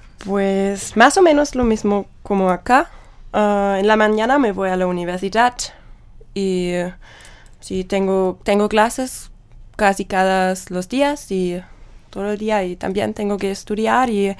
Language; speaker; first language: Spanish; non-native, learner; German